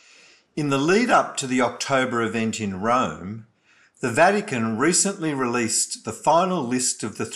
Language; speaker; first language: English; native; English